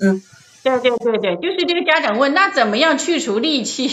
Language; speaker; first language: Chinese; native; Chinese